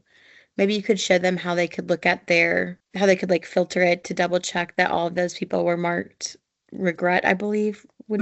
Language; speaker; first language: English; native; English